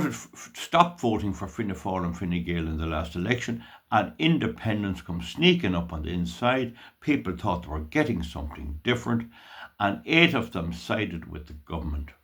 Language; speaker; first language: English; native; English